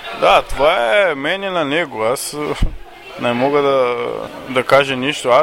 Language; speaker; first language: Bulgarian; non-native, learner; Portuguese